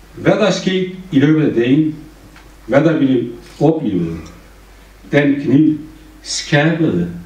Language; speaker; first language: Danish; non-native, fluent; Turkish